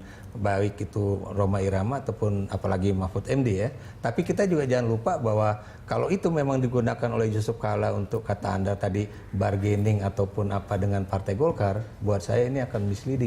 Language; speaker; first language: Indonesian; native; Indonesian